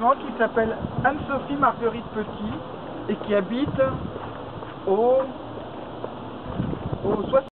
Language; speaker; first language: French; native; French